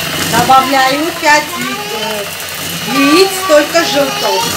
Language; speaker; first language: Russian; non-native, fluent; Armenian